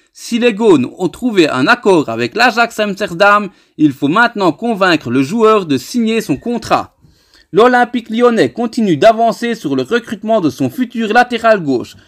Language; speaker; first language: French; native; French